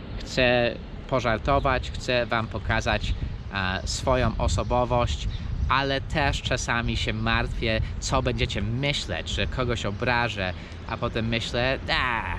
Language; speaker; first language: Polish; early bilingual, heritage; Polish